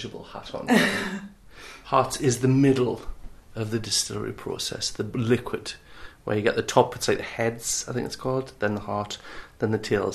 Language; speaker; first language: English; native; English